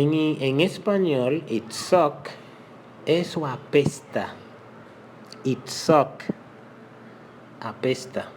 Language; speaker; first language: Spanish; non-native, local second language; Haitian Creole